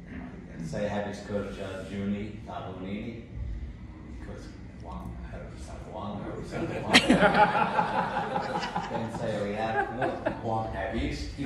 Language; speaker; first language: Indonesian; non-native, learner; English